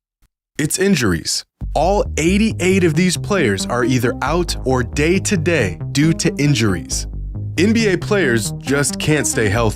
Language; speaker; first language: English; native; English